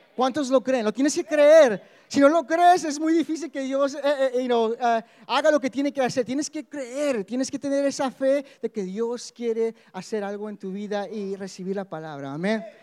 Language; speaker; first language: Spanish; early bilingual, heritage; Spanish